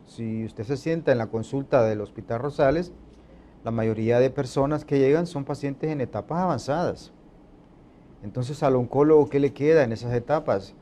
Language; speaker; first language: Spanish; native; Spanish